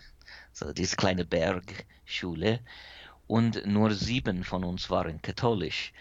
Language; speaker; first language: German; early bilingual, heritage; English